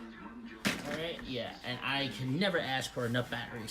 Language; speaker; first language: English; native; English